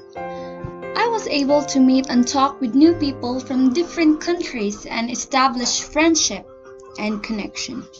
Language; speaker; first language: English; non-native, local second language; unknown